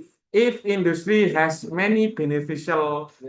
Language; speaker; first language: English; non-native, learner; Indonesian